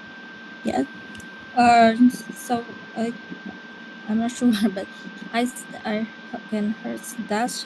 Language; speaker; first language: English; non-native, learner; Vietnamese